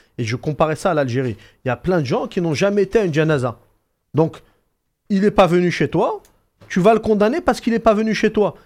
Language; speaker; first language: French; native; French